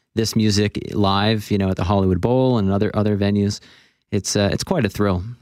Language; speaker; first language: English; native; English